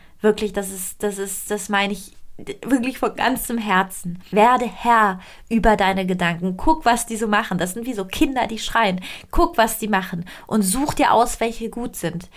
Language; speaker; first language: German; non-native, fluent; Italian